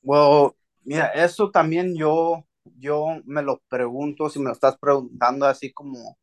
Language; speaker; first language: Spanish; early bilingual, heritage; Spanish